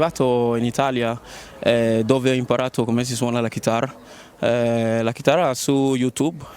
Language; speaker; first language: Italian; non-native, learner; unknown